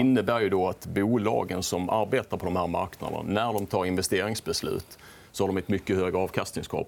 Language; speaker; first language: Swedish; native; Swedish